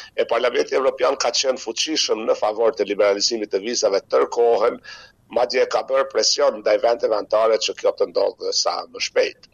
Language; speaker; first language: Albanian; native; Albanian